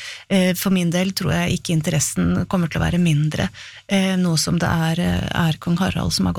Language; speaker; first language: Norwegian; native; Norwegian